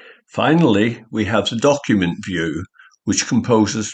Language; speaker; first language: English; native; English